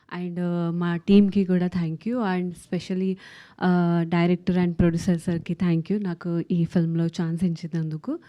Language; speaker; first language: Telugu; non-native, fluent; Hindi